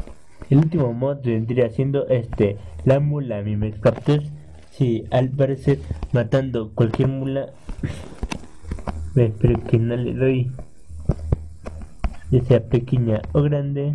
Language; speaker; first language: Spanish; native; Spanish